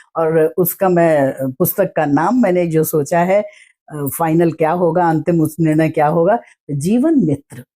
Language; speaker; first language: Hindi; native; Hindi